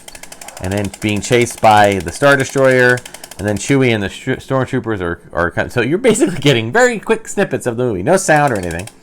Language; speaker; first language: English; native; English